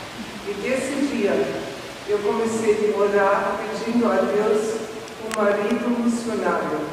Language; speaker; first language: Portuguese; non-native, fluent; German